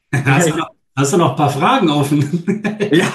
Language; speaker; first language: German; native; German